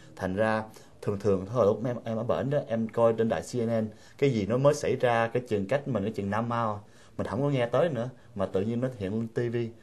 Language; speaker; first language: Vietnamese; early bilingual, heritage; Vietnamese